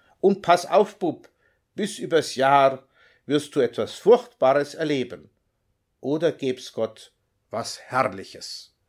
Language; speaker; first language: German; native; German